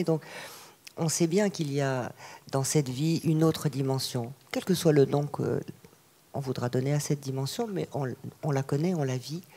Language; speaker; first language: French; native; French